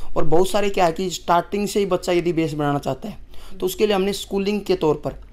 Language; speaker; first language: Hindi; native; Hindi